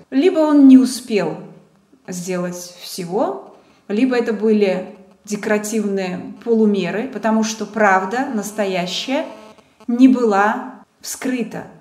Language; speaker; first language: Russian; non-native, local second language; Georgian